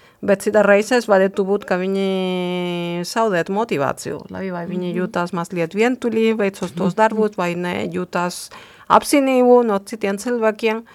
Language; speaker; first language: Latvian; non-native, fluent; Spanish